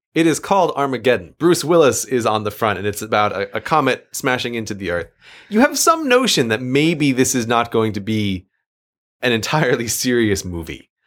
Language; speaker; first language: English; native; English